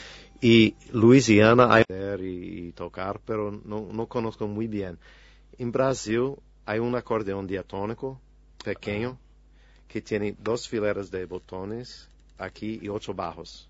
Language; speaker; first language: Spanish; non-native, fluent; English